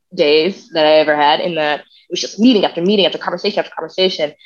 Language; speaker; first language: English; native; English